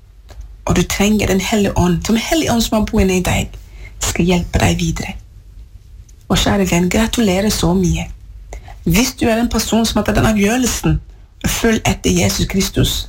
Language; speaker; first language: Swedish; non-native, fluent; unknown